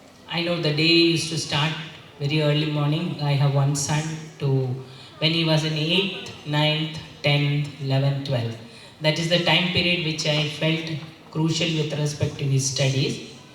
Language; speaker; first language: English; non-native, local second language; Malayalam